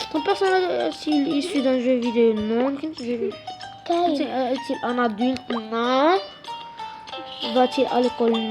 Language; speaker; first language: French; non-native, local second language; Arabic